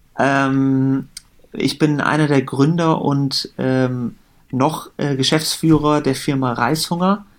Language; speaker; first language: German; early bilingual, other home language; Persian